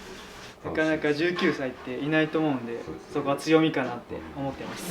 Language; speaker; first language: Japanese; native; Japanese